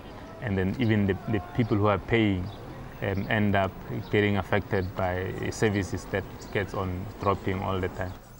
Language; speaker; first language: English; non-native, local second language; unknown